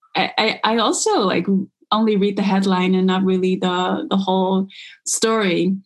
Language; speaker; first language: English; early bilingual, other home language; Dutch